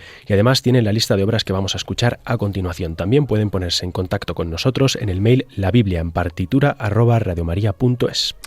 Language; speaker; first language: Spanish; native; Spanish